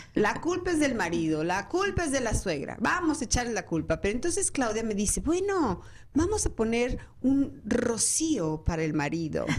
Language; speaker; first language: Spanish; native; Spanish